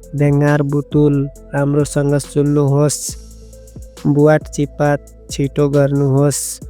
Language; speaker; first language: Nepali; native; Nepali